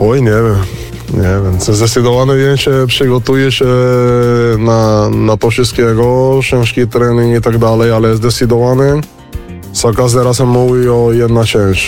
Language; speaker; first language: Polish; non-native, learner; Spanish